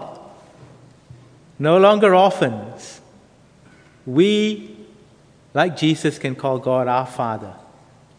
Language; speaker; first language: English; native; English